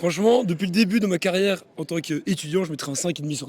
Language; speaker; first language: French; native; French